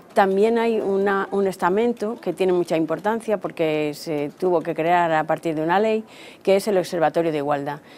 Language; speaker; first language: Spanish; native; Spanish